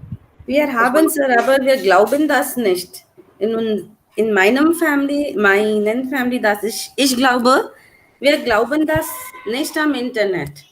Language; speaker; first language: German; non-native, learner; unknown